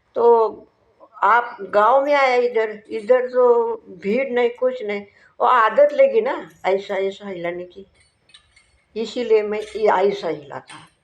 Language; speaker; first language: Hindi; non-native, local second language; Marathi